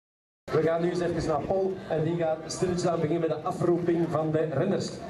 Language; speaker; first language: Dutch; native; Dutch